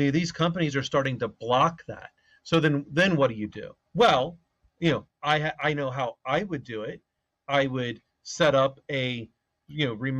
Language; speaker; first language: English; native; English